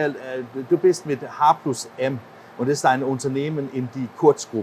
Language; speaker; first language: German; non-native, learner; English